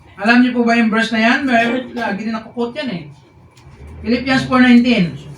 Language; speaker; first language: Filipino; non-native, local second language; Hiligaynon